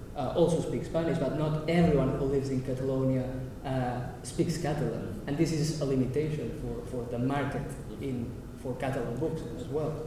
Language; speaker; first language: English; non-native, fluent; Catalan